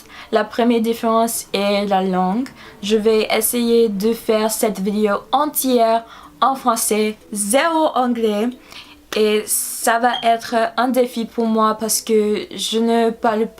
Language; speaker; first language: French; non-native, learner; English